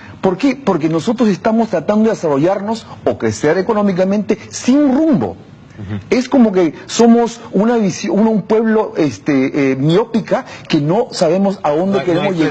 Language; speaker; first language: Spanish; non-native, local second language; Shipibo-Conibo